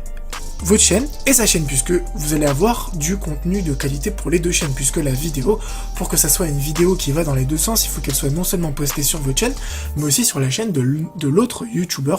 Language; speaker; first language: French; native; French